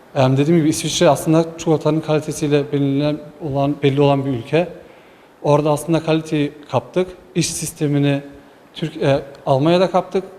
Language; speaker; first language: Turkish; native; Turkish